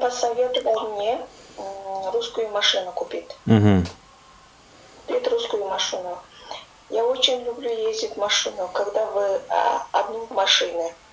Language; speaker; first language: Russian; non-native, learner; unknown